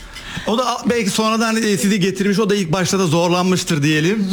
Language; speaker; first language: Turkish; native; Turkish